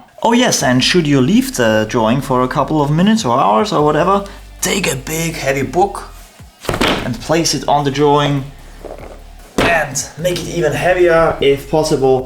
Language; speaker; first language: English; non-native, fluent; German